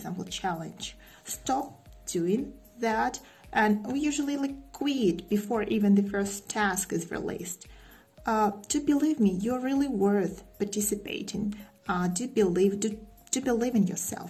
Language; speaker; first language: English; non-native, fluent; Russian